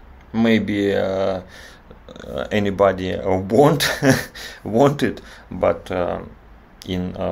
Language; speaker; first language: English; non-native, learner; Russian